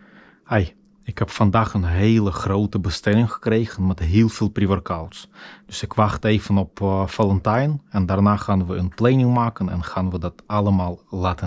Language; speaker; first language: Dutch; non-native, fluent; Russian